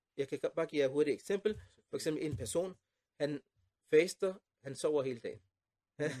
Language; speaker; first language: Danish; non-native, fluent; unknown